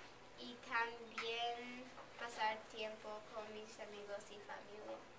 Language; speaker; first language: Spanish; non-native, learner; English